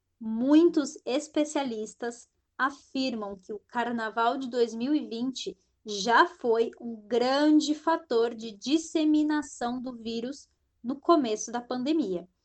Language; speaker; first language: Portuguese; native; Portuguese